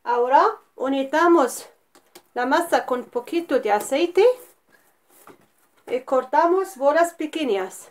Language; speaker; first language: Spanish; non-native, fluent; Arabic